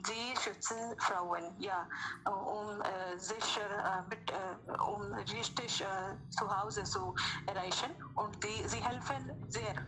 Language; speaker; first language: German; non-native, learner; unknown